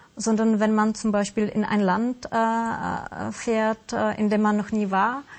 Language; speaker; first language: German; non-native, fluent; Russian